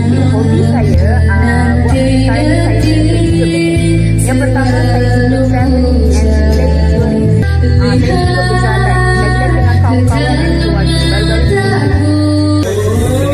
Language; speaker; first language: Malay; native; Malay